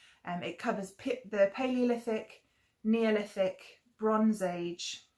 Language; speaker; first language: English; native; English